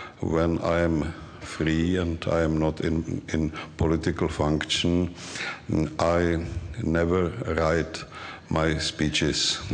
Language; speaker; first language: English; non-native, learner; Czech